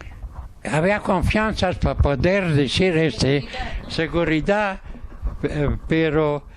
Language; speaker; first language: Spanish; non-native, fluent; Arabic